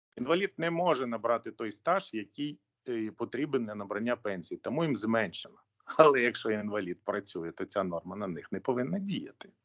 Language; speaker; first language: Ukrainian; native; Ukrainian